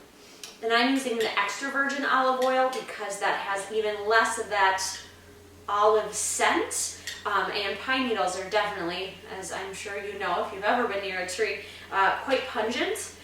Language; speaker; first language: English; native; English